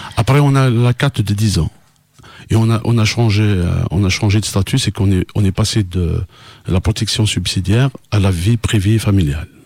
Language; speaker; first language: French; non-native, local second language; Kabyle